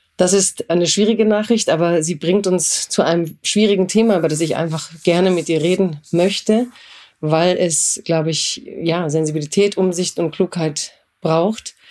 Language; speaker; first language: German; early bilingual, other home language; Croatian